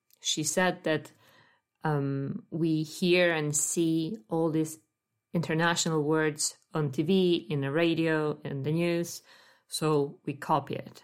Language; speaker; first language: English; non-native, fluent; Polish